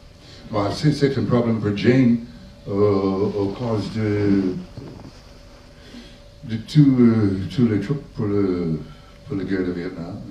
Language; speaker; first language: French; non-native, learner; English